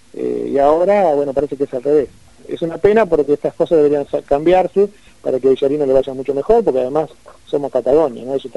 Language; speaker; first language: Spanish; native; Spanish